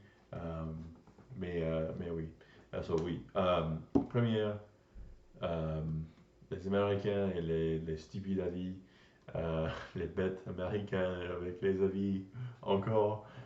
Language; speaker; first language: French; non-native, learner; English